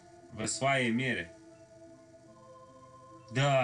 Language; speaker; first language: Russian; non-native, learner; English